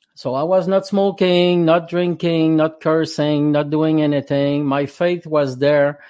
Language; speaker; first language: English; non-native, fluent; French